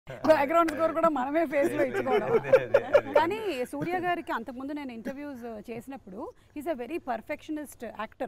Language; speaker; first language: Telugu; native; Telugu